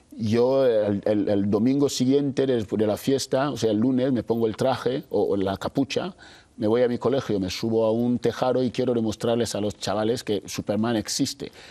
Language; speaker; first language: Spanish; non-native, local second language; Fang